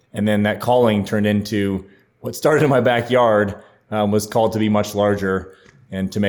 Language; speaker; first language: English; native; English